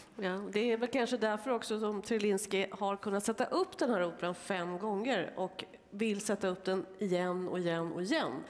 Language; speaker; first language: Swedish; native; Swedish